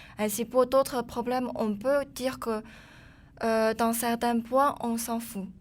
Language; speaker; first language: French; non-native, fluent; Chinese